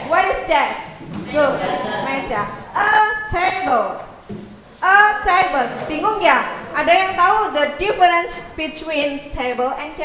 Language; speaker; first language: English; non-native, fluent; Indonesian